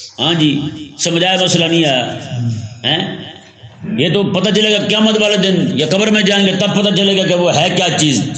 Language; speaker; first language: Urdu; non-native, local second language; Punjabi